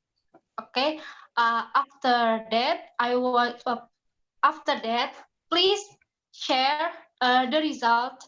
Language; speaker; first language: English; non-native, learner; Indonesian